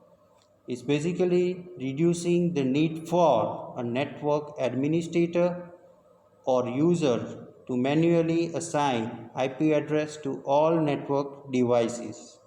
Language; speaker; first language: English; non-native, local second language; Gujarati